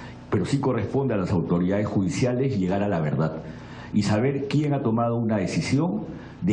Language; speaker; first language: Spanish; native; Spanish